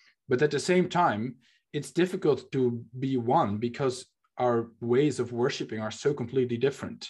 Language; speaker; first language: English; non-native, fluent; Dutch